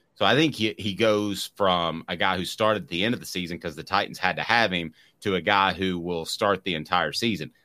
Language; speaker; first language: English; native; English